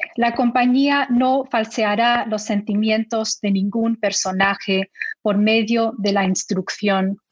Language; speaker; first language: Spanish; early bilingual, heritage; Spanish